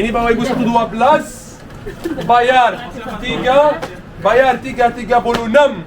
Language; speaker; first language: Indonesian; non-native, learner; Arabic